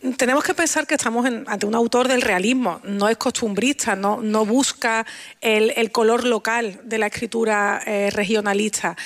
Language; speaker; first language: Spanish; native; Spanish